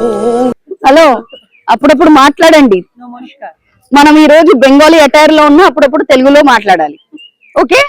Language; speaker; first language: Telugu; non-native, local second language; Bangla